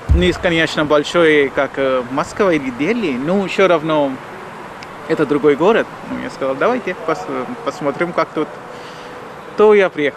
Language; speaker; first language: Russian; non-native, learner; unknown